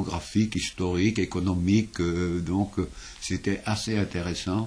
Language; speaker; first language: French; native; French